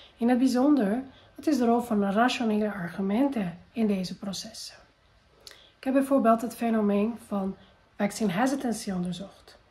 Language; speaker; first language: Dutch; non-native, fluent; Portuguese